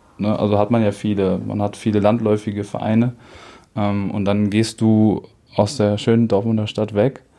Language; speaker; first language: German; native; German